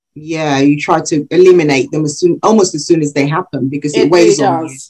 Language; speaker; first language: English; early bilingual, other home language; Yoruba